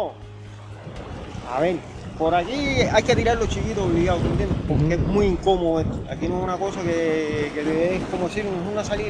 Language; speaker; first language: Spanish; native; Spanish